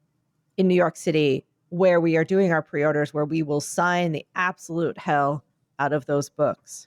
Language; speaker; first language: English; native; English